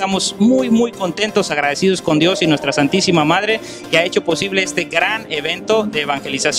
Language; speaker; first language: Spanish; native; Spanish